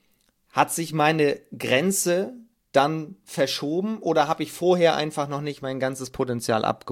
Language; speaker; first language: German; native; German